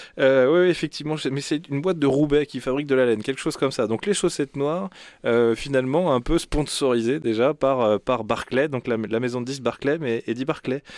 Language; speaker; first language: French; native; French